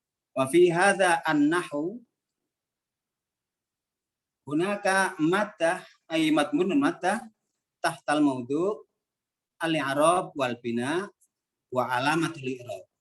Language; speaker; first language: Arabic; non-native, fluent; Indonesian